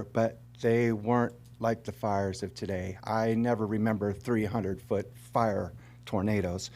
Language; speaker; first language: English; native; English